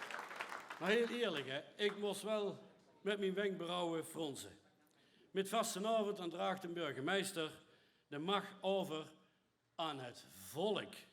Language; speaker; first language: Dutch; native; Dutch